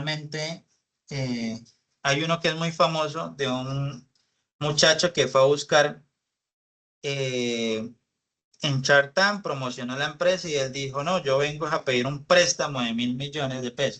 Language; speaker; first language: Spanish; native; Spanish